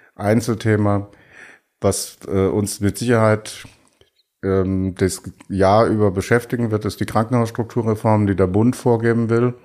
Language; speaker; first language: German; native; German